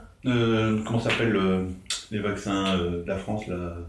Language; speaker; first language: French; native; French